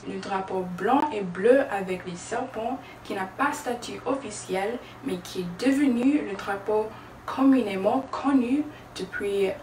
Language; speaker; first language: French; non-native, learner; English